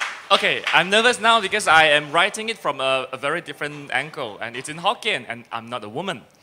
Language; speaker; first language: English; non-native, local second language; Min Nan Chinese